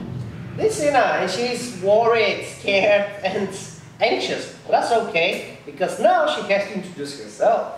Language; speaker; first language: English; non-native, fluent; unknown